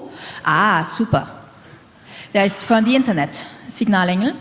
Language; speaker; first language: German; non-native, learner; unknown